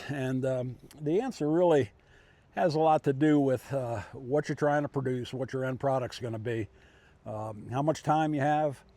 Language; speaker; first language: English; native; English